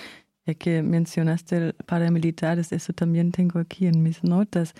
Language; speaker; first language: Spanish; non-native, fluent; German